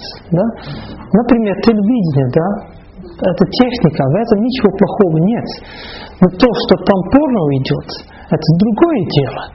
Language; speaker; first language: Russian; non-native, fluent; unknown